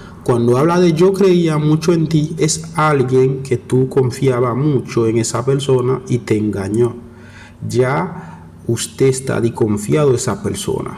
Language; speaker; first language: Spanish; non-native, fluent; Haitian Creole